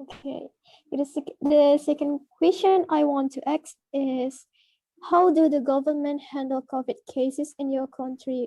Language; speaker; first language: English; non-native, learner; Indonesian